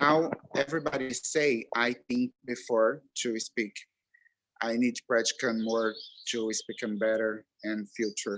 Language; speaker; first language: English; non-native, learner; Portuguese